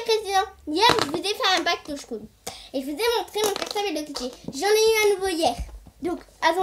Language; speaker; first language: French; native; French